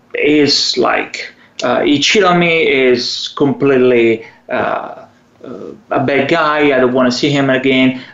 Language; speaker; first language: English; non-native, fluent; Italian